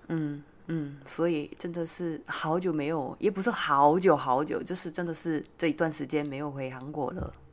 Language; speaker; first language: Chinese; non-native, fluent; Korean